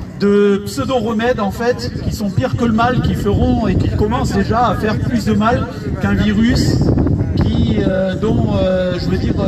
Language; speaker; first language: French; native; French